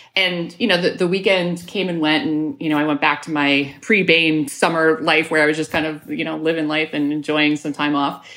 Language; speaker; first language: English; native; English